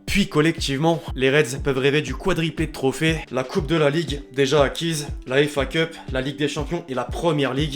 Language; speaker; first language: French; native; French